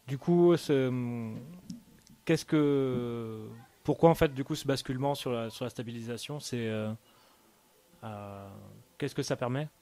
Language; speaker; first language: French; native; French